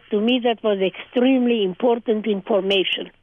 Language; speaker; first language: English; early bilingual, other home language; Hungarian